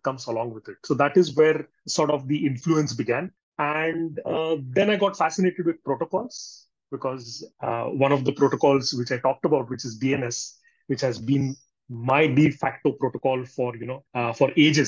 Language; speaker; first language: English; non-native, local second language; Marathi